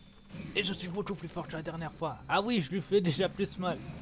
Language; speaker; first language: French; native; French